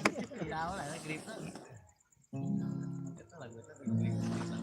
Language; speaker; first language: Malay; non-native, local second language; Sundanese